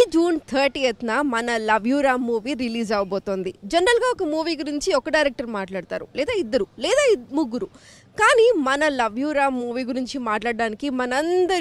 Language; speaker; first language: Telugu; native; Telugu